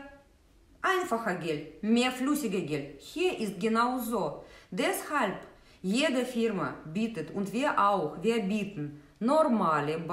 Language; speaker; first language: German; non-native, fluent; Russian